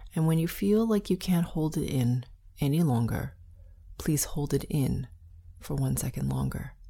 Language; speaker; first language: English; native; English